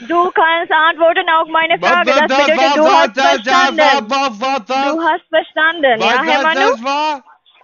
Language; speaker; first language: German; non-native, learner; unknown